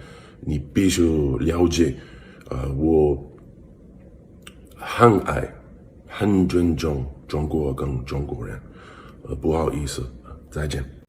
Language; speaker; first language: Chinese; non-native, learner; English